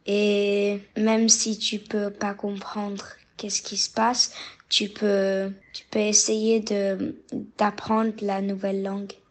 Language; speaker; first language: French; early bilingual, heritage; French